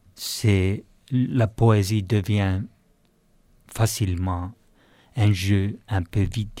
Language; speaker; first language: French; non-native, fluent; Finnish